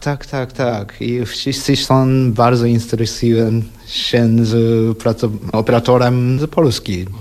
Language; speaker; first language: Polish; non-native, learner; Japanese